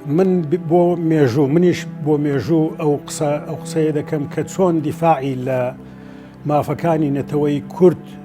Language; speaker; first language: Central Kurdish; non-native, local second language; Turkish